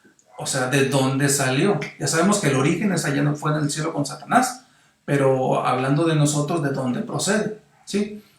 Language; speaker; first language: Spanish; native; Spanish